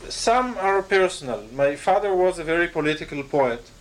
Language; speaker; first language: English; non-native, fluent; Hebrew